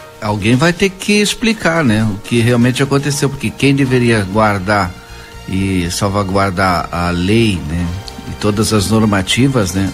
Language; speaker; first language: Portuguese; native; Portuguese